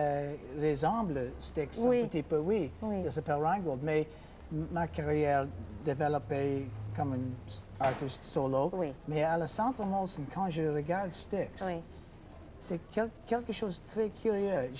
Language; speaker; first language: French; non-native, local second language; English